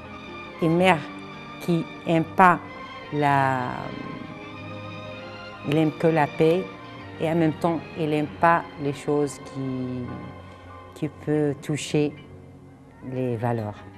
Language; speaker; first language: French; non-native, fluent; Arabic